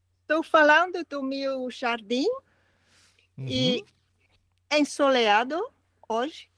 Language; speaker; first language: Portuguese; non-native, learner; Dutch